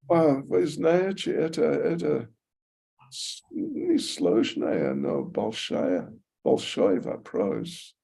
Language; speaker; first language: Russian; non-native, learner; English